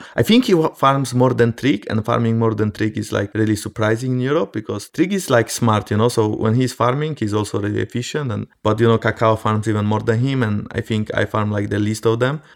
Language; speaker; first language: English; non-native, fluent; Polish